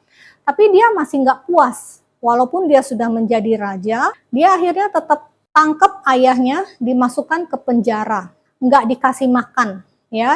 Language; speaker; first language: Indonesian; native; Indonesian